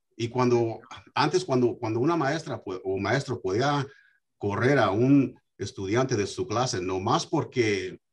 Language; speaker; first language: Spanish; early bilingual, heritage; Spanish